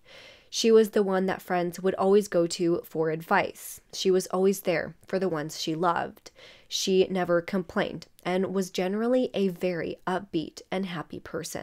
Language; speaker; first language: English; native; English